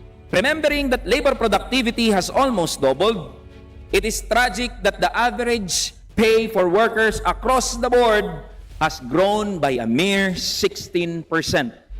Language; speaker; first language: English; non-native, local second language; Filipino